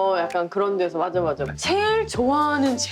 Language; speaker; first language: Korean; native; Korean